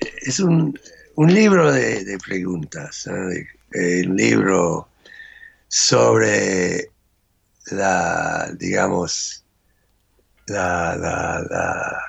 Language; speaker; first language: Spanish; non-native, fluent; English